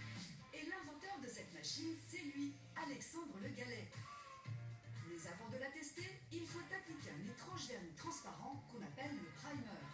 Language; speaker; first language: French; native; French